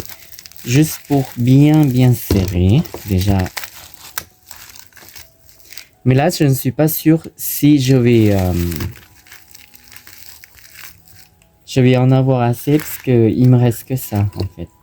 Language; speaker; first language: French; non-native, fluent; Thai